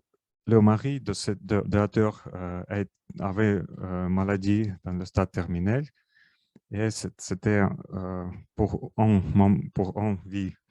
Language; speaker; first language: French; non-native, learner; Russian